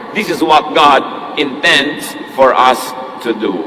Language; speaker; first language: English; non-native, local second language; Filipino